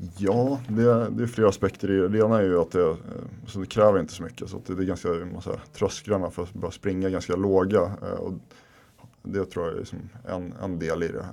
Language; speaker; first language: Swedish; early bilingual, other home language; Finnish